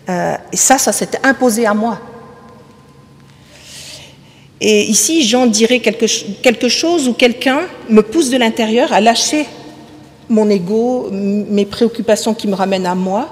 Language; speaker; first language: French; native; French